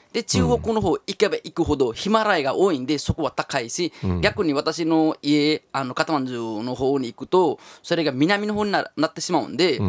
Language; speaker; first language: Japanese; non-native, fluent; Nepali